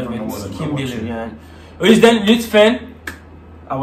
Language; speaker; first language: Turkish; non-native, learner; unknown